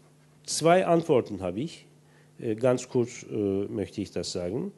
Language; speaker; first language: German; non-native, fluent; Turkish